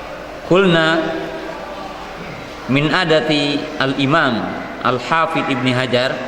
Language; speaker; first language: Arabic; non-native, fluent; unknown